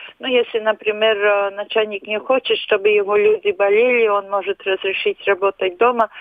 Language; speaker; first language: Russian; non-native, local second language; Latvian